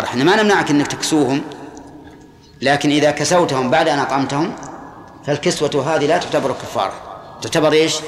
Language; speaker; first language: Arabic; native; Arabic